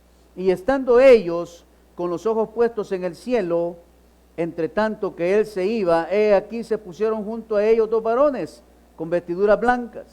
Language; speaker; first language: Spanish; native; Spanish